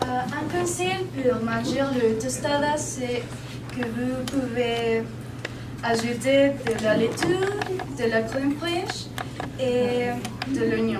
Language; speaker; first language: French; non-native, learner; Spanish